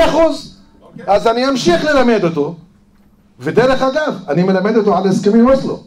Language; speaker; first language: Hebrew; non-native, fluent; Arabic